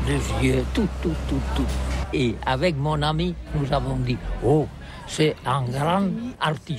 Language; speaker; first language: French; non-native, learner; Catalan